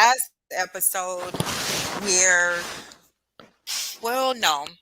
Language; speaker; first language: English; native; English